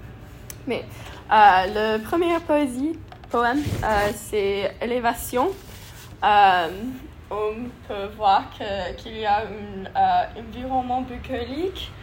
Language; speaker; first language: French; non-native, learner; English